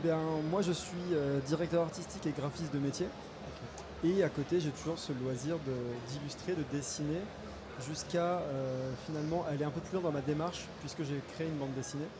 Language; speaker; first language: French; native; French